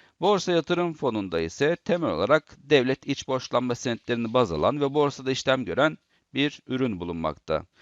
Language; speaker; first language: Turkish; native; Turkish